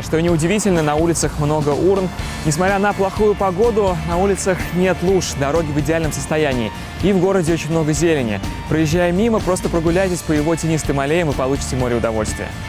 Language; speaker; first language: Russian; native; Russian